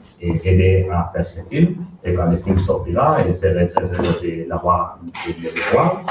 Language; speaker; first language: French; non-native, learner; Spanish